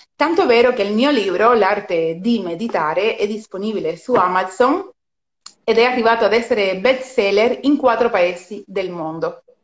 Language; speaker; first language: Italian; non-native, fluent; Spanish